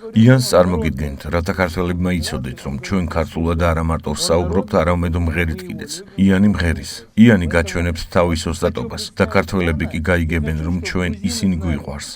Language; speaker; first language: Georgian; non-native, learner; Russian